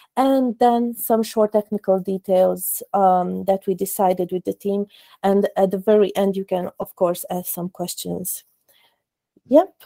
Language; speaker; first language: English; non-native, fluent; Romanian